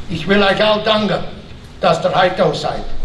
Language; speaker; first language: German; early bilingual, heritage; German